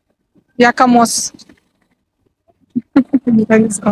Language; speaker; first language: Russian; native; Russian